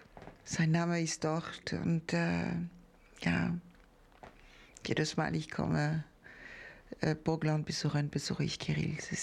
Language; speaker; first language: German; non-native, fluent; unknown